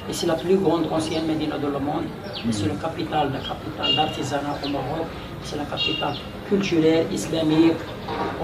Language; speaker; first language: French; non-native, local second language; Arabic